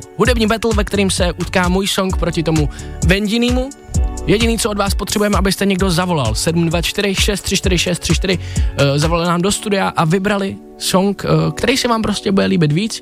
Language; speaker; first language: Czech; native; Czech